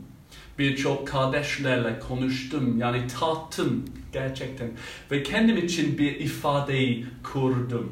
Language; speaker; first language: Turkish; non-native, fluent; English